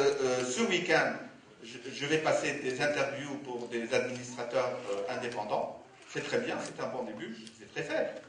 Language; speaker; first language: French; non-native, local second language; Arabic